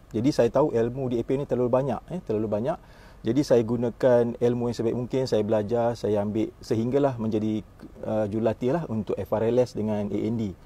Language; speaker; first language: Malay; native; Malay